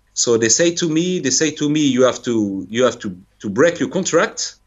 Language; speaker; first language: English; non-native, fluent; French